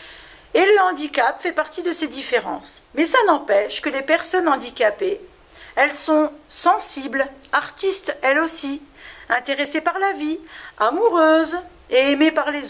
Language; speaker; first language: French; native; French